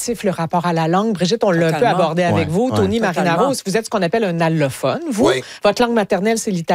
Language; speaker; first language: French; native; French